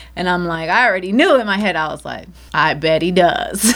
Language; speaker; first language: English; native; English